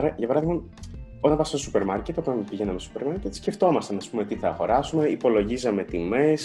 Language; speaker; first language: Greek; early bilingual, other home language; Ukrainian